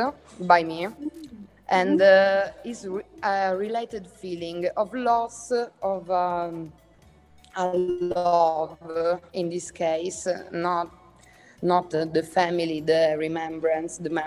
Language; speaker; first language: English; non-native, learner; Italian